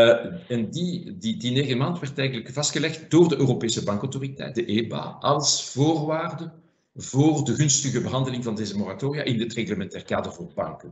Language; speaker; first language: Dutch; non-native, fluent; French